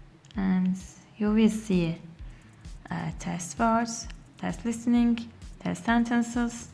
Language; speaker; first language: English; non-native, learner; Turkish